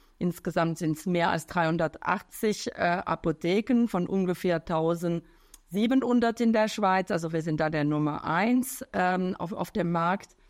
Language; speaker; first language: German; non-native, local second language; French